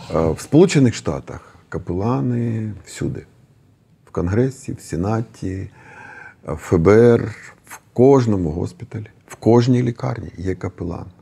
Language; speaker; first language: Ukrainian; native; Ukrainian